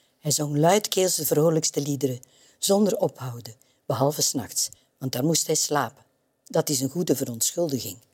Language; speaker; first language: Dutch; native; Dutch